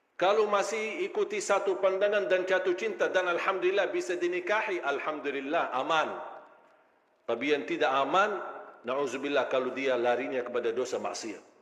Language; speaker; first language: Malay; non-native, fluent; Arabic